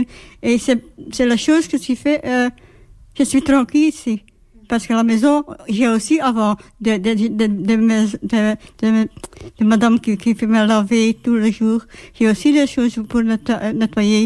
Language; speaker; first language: French; non-native, learner; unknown